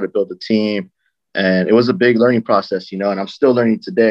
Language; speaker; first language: English; native; English